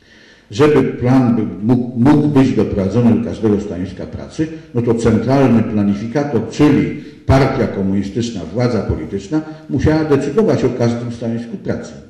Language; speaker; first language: Polish; native; Polish